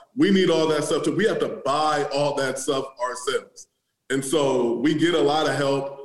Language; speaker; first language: English; native; English